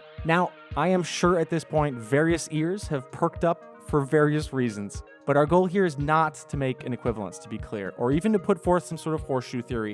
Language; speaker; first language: English; native; English